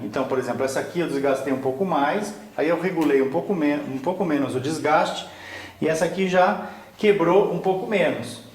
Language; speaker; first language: Portuguese; native; Portuguese